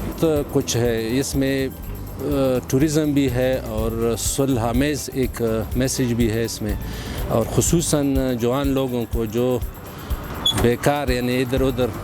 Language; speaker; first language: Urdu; non-native, local second language; Pashto